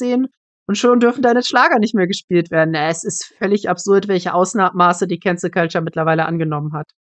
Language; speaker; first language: German; native; German